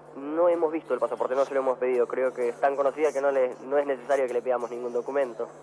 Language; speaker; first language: Spanish; non-native, fluent; Portuguese